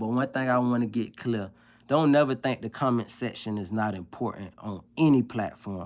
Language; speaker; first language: English; native; English